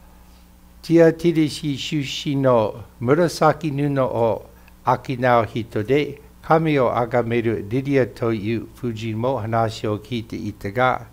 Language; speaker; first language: Japanese; non-native, fluent; English